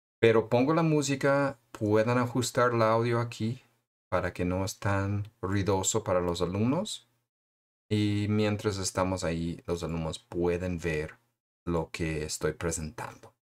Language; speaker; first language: Spanish; non-native, fluent; English